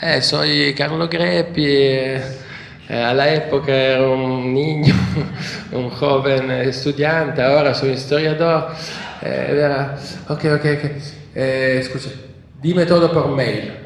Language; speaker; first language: Spanish; non-native, fluent; Italian